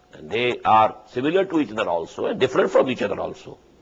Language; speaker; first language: English; non-native, local second language; Urdu